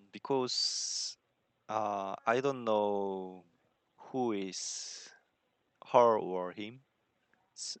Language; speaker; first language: English; non-native, learner; Korean